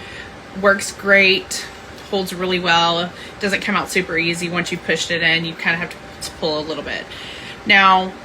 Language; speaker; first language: English; native; English